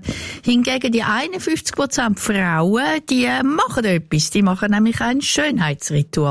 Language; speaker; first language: German; native; German